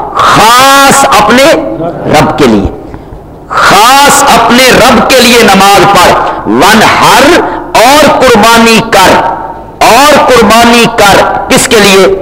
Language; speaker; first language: Urdu; non-native, local second language; Punjabi